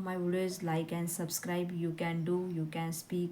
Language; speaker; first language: English; non-native, learner; Hindi